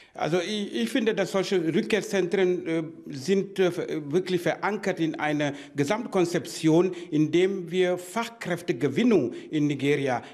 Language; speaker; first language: German; non-native, fluent; Wolof